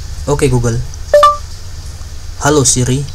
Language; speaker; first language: German; non-native, learner; Indonesian